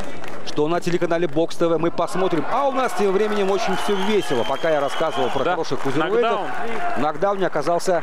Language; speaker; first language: Russian; native; Russian